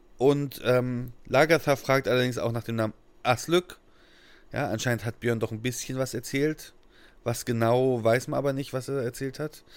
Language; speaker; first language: German; native; German